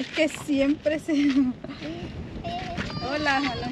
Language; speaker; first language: Spanish; non-native, local second language; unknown